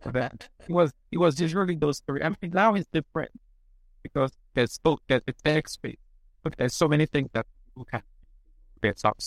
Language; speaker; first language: English; non-native, local second language; Igbo